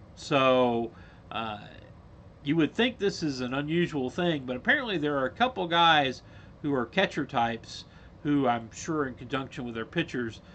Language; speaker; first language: English; native; English